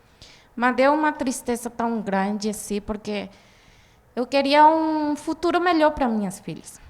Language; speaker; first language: Portuguese; non-native, fluent; Guarani